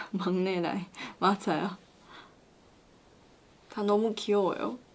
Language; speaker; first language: Korean; non-native, learner; Chinese